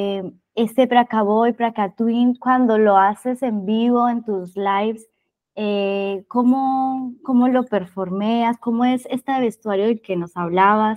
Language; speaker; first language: Spanish; native; Spanish